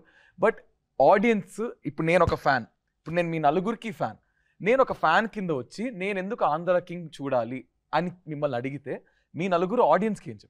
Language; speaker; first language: Telugu; native; Telugu